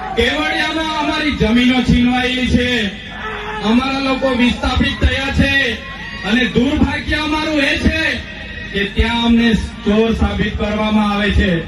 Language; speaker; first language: Gujarati; non-native, local second language; Vasavi